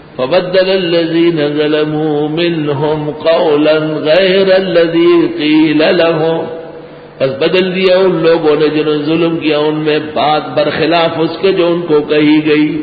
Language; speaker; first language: Urdu; non-native, local second language; Pashto